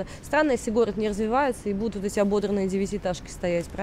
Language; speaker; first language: Russian; native; Russian